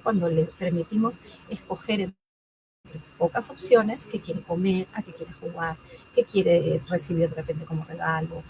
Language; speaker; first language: Spanish; native; Spanish